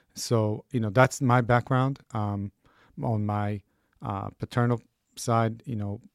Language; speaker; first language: English; early bilingual, other home language; Hebrew